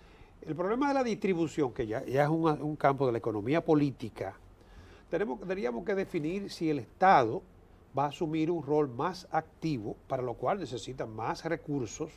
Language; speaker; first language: Spanish; native; Spanish